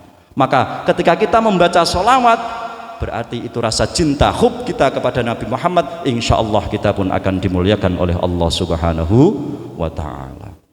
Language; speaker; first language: Indonesian; non-native, local second language; Javanese